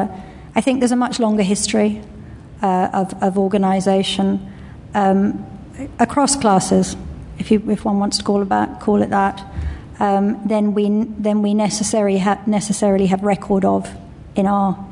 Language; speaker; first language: English; native; English